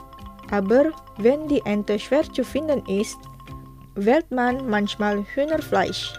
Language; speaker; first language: German; non-native, fluent; Indonesian